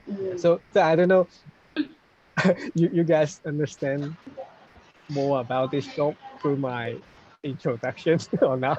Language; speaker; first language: English; non-native, local second language; Cantonese